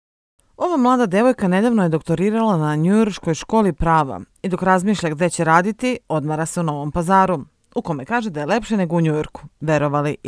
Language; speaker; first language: Serbian; native; Serbian